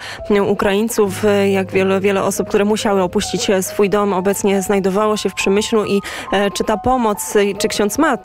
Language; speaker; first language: Polish; native; Polish